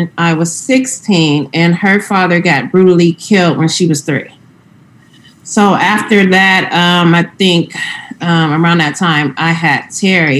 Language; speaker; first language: English; native; English